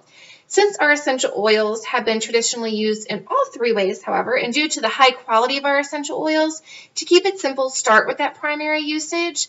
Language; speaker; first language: English; native; English